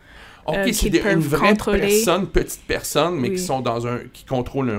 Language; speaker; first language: French; native; French